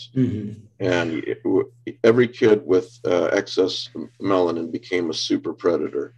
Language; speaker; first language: English; native; English